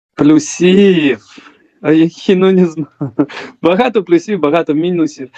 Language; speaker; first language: Ukrainian; early bilingual, other home language; Georgian